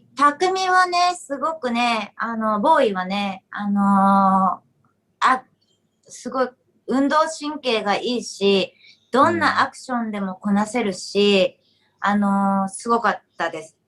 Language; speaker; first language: Japanese; native; Japanese